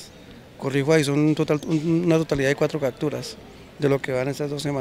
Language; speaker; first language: Spanish; native; Spanish